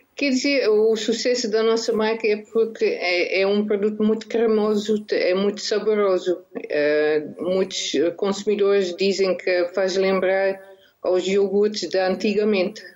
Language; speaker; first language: Portuguese; non-native, fluent; Dutch